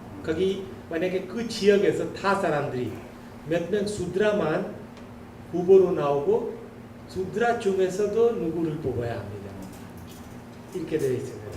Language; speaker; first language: Korean; non-native, learner; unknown